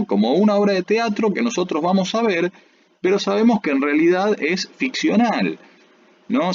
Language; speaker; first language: Spanish; native; Spanish